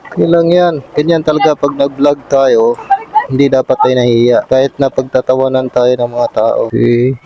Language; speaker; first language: Filipino; non-native, local second language; Cebuano